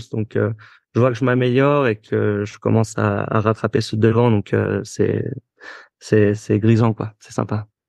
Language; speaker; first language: French; native; French